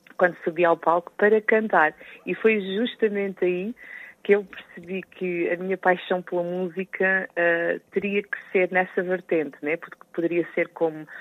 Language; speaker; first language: Portuguese; native; Portuguese